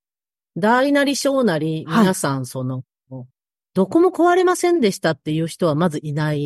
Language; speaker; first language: Japanese; native; Japanese